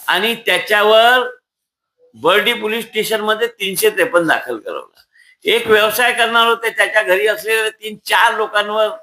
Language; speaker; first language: Marathi; native; Marathi